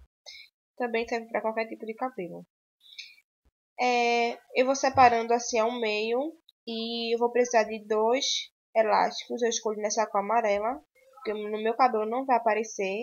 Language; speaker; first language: Portuguese; native; Portuguese